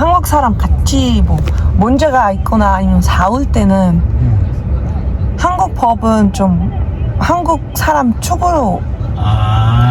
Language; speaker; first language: Korean; non-native, fluent; Arabic